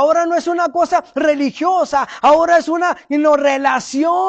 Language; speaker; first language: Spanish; early bilingual, heritage; Spanish